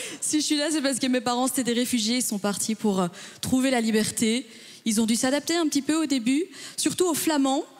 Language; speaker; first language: French; early bilingual, other home language; Persian